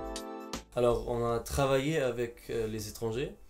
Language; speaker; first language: French; non-native, fluent; German